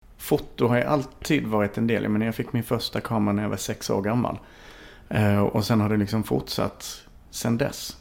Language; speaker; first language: Swedish; native; Swedish